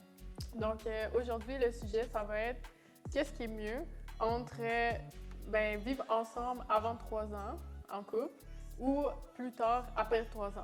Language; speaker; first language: French; native; French